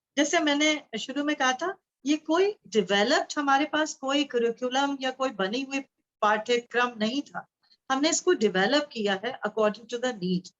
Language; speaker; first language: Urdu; native; Urdu